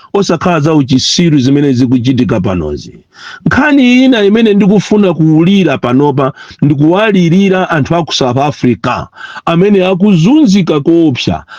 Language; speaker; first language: Nyanja; non-native, local second language; Tumbuka